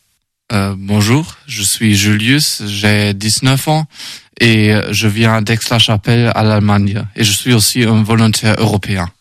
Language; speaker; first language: French; non-native, learner; German